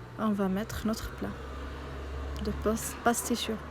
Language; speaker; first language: French; non-native, local second language; Arabic